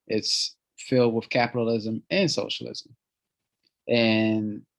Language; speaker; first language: English; native; English